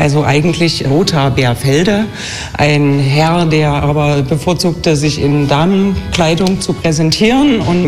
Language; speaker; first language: German; native; German